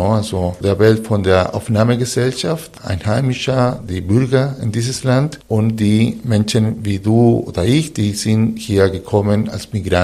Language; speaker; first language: German; non-native, fluent; Spanish